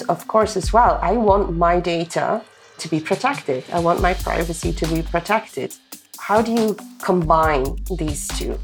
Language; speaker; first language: English; non-native, fluent; Dutch